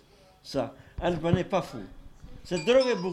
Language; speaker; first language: French; non-native, learner; Albanian